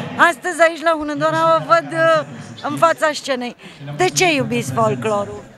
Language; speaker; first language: Romanian; native; Romanian